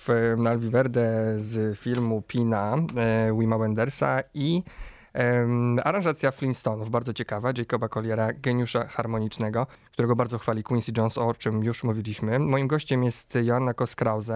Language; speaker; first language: Polish; native; Polish